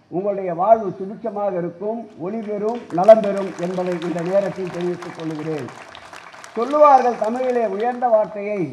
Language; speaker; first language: Tamil; native; Tamil